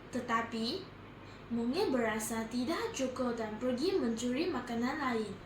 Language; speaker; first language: Malay; non-native, local second language; Chinese